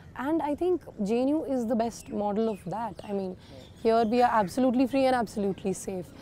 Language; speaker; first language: English; non-native, local second language; Kashmiri